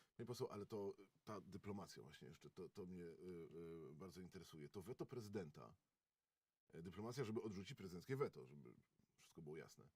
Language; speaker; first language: Polish; native; Polish